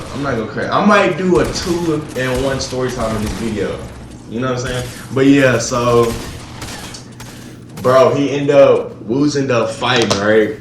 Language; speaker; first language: English; native; English